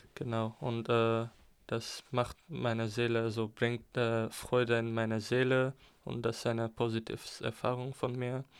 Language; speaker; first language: German; non-native, fluent; Arabic